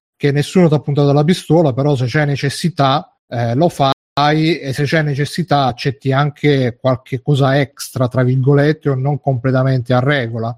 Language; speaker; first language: Italian; native; Italian